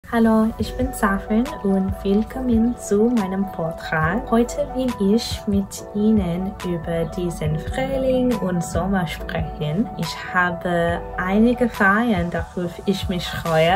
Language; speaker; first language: German; non-native, learner; English